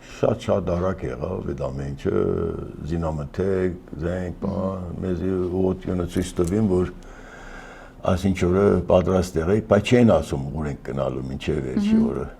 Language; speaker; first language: Armenian; early bilingual, heritage; Armenian